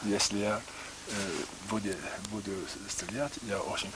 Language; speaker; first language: Russian; non-native, local second language; Kazakh